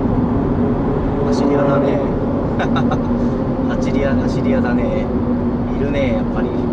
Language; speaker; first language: Japanese; native; Japanese